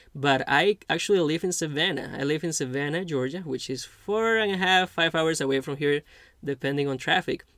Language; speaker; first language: English; non-native, fluent; Spanish